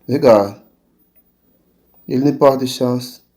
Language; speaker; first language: French; non-native, learner; Portuguese